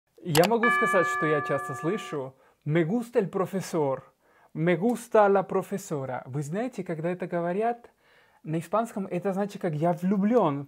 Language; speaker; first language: Russian; non-native, fluent; Spanish